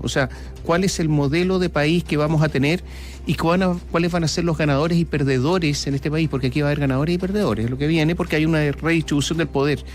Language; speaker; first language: Spanish; native; Spanish